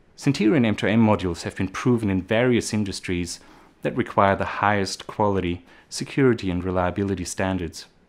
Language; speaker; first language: English; non-native, fluent; German